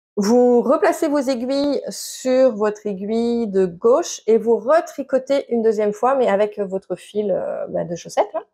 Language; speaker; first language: French; native; French